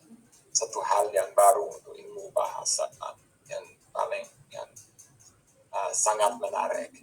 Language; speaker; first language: Indonesian; non-native, fluent; English